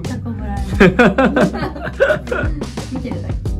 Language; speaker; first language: Japanese; native; Japanese